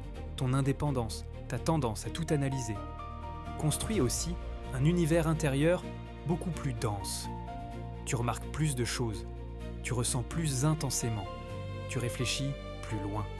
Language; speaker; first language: French; native; French